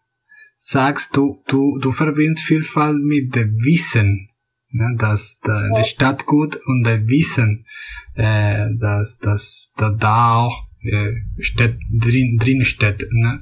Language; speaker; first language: German; non-native, fluent; Spanish